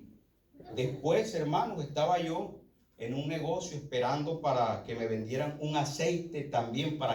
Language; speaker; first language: Spanish; native; Spanish